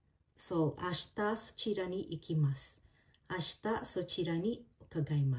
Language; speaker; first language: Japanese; non-native, fluent; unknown